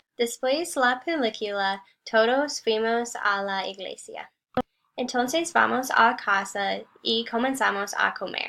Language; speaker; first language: Spanish; non-native, learner; English